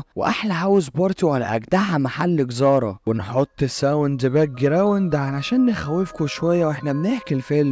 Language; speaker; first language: Arabic; native; Arabic